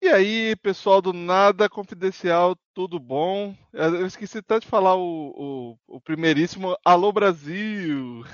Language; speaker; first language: Portuguese; native; Portuguese